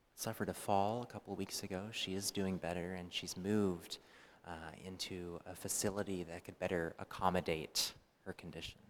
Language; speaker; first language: English; native; English